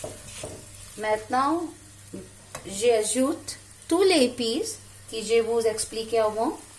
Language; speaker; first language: French; non-native, learner; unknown